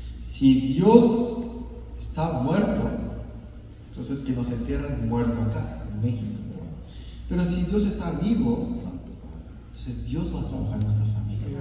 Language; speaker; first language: Spanish; early bilingual, other home language; Korean